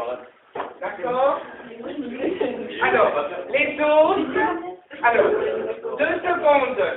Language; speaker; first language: French; native; French